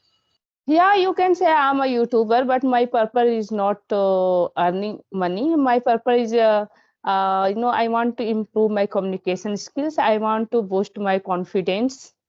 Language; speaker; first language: English; non-native, learner; Hindi